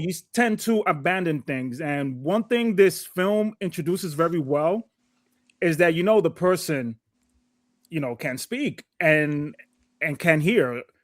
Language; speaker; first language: English; native; English